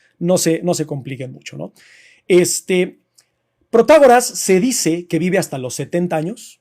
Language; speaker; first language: Spanish; native; Spanish